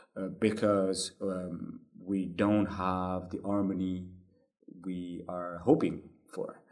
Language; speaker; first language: English; non-native, fluent; French